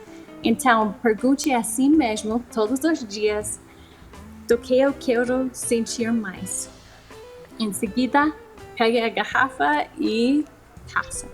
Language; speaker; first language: Portuguese; non-native, fluent; English